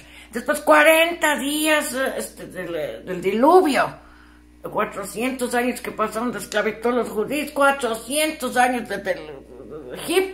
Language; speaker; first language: Spanish; native; Spanish